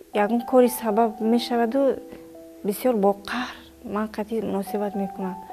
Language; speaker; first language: Tajik; native; Tajik